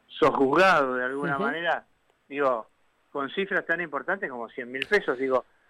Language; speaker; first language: Spanish; native; Spanish